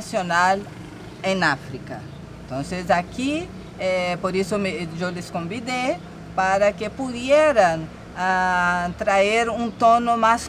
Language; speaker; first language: Spanish; non-native, fluent; Portuguese